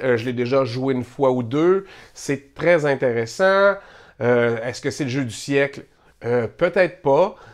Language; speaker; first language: French; native; French